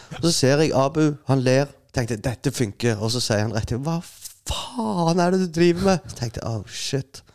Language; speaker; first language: Norwegian; non-native, fluent; Arabic